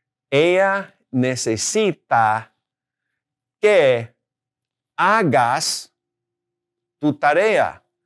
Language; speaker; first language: Spanish; non-native, fluent; English